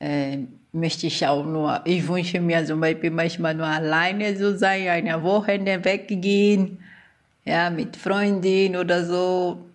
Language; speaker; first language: German; non-native, learner; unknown